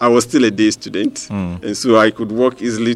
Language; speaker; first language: English; non-native, local second language; Ewe